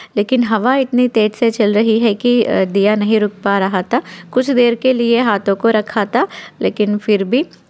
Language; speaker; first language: Hindi; non-native, local second language; Telugu